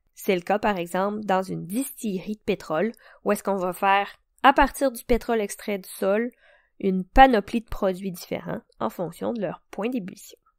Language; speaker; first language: French; native; French